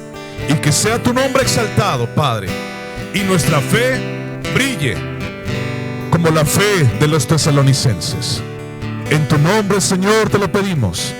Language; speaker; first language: Spanish; native; Spanish